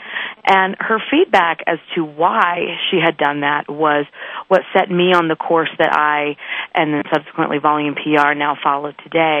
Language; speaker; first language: English; native; English